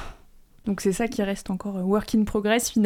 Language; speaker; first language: French; native; French